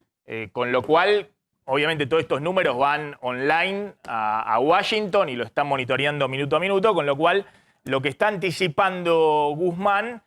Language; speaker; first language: Spanish; native; Spanish